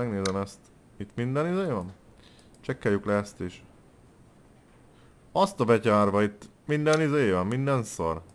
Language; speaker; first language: Hungarian; native; Hungarian